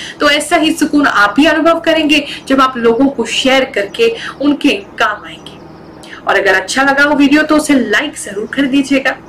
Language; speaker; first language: Hindi; native; Hindi